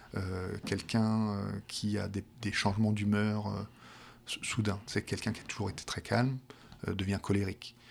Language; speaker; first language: French; native; French